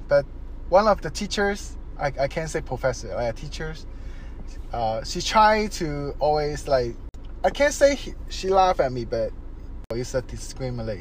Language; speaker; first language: English; non-native, local second language; Cantonese